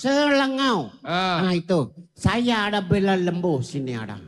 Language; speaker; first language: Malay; non-native, local second language; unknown